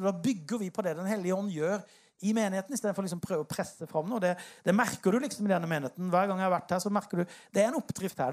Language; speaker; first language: Norwegian; native; Norwegian